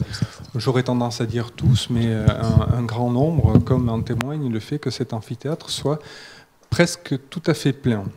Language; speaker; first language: French; native; French